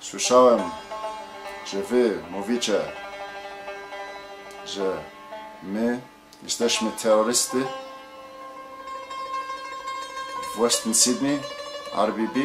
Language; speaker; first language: Polish; early bilingual, heritage; English